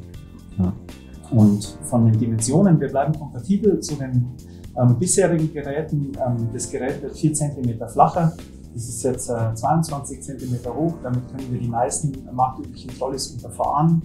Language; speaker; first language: German; native; German